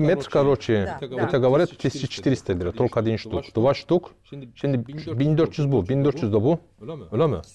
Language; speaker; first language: Russian; non-native, learner; Turkish